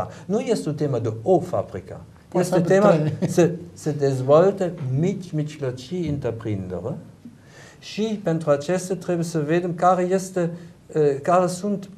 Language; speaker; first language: Romanian; non-native, learner; German